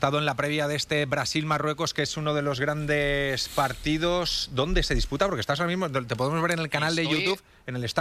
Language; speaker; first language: Spanish; native; Spanish